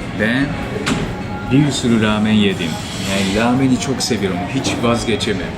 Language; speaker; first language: Turkish; non-native, fluent; Japanese